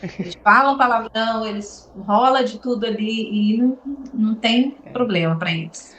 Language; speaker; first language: Portuguese; native; Portuguese